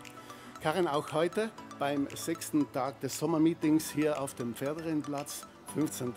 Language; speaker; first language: German; native; German